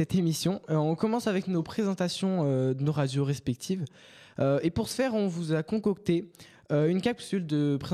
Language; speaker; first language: French; native; French